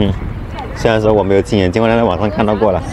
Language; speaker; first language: Chinese; native; Chinese